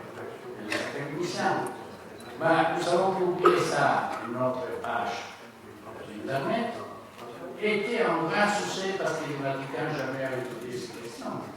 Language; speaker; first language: French; non-native, learner; Spanish